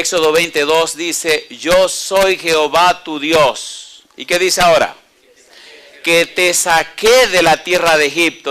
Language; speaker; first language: Spanish; native; Spanish